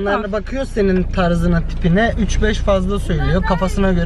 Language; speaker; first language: Turkish; native; Turkish